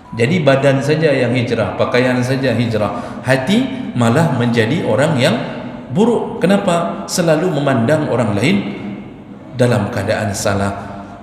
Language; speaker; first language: Malay; non-native, local second language; Achinese